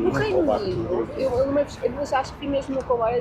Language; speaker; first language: Portuguese; native; Portuguese